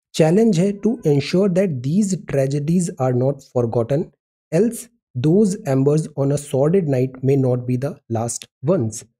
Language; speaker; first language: Hindi; native; Hindi